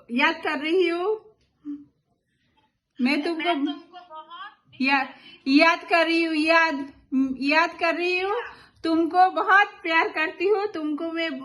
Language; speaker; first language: Hindi; non-native, learner; Bangla